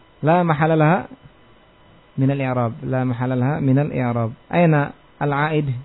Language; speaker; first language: Arabic; non-native, fluent; Indonesian